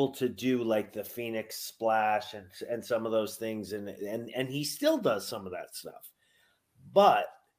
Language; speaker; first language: English; native; English